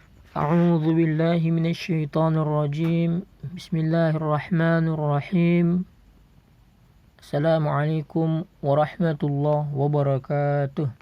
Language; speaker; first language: Arabic; non-native, fluent; Indonesian